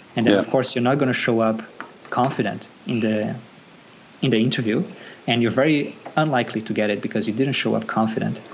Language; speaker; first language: English; non-native, fluent; Portuguese